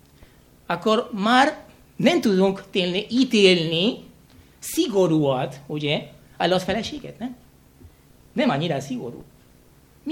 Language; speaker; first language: Hungarian; non-native, fluent; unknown